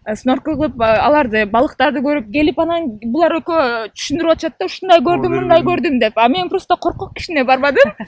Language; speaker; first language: Kyrgyz; native; Kyrgyz